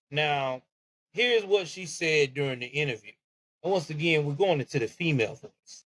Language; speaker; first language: English; native; English